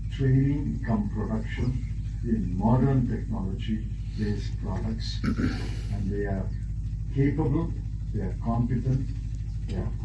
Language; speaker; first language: English; non-native, local second language; Tamil